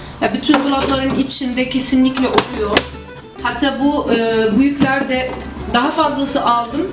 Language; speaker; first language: Turkish; non-native, fluent; Arabic